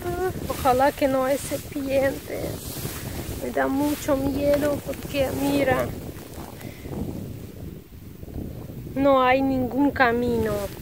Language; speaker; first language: Spanish; non-native, fluent; Russian